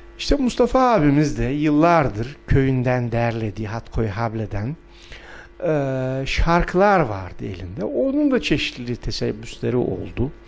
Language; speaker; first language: Turkish; non-native, local second language; Adyghe